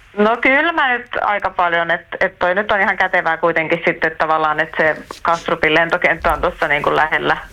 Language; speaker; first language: Finnish; native; Finnish